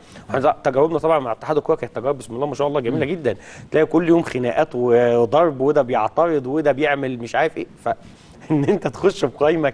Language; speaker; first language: Arabic; native; Arabic